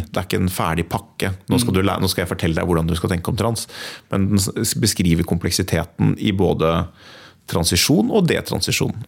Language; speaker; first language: Norwegian; native; Norwegian